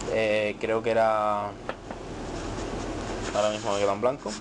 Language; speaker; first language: Spanish; native; Spanish